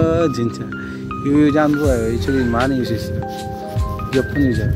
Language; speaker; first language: Korean; non-native, learner; Bangla